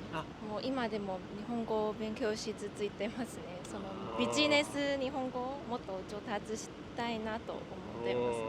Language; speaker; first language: Japanese; non-native, fluent; Chinese